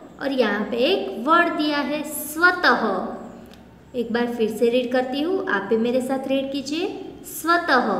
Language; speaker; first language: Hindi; non-native, local second language; Gujarati